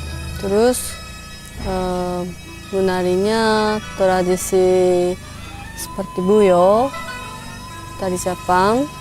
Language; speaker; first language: Indonesian; non-native, learner; Japanese